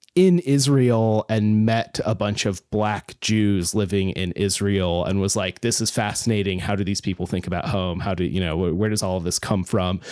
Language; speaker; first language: English; native; English